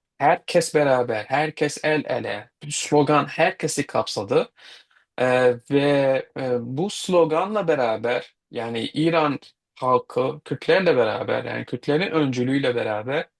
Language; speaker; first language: Turkish; non-native, fluent; Kurdish